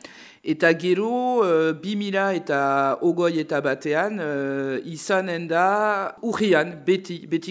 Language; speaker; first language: Basque; non-native, local second language; French